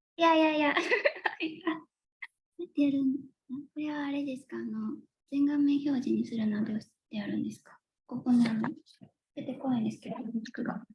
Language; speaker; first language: Japanese; native; Japanese